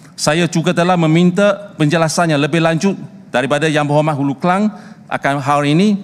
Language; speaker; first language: Malay; non-native, local second language; Chinese